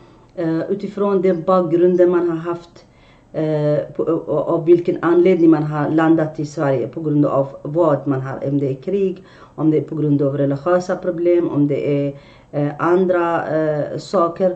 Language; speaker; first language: Swedish; non-native, fluent; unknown